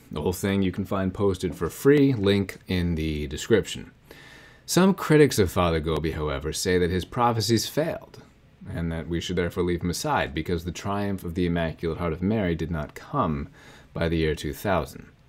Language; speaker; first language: English; native; English